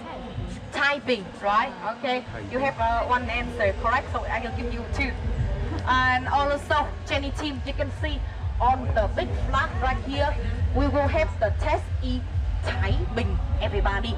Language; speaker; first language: English; non-native, learner; Vietnamese